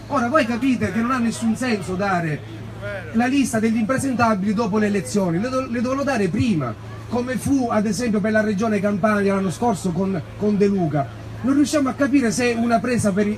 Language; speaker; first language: Italian; native; Italian